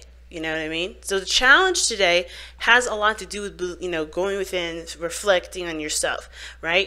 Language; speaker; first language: English; native; English